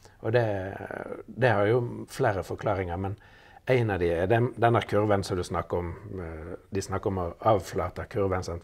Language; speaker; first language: Norwegian; native; Norwegian